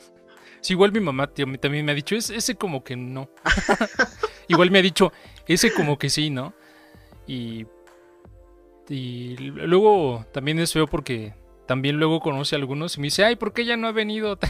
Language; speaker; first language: Spanish; native; Spanish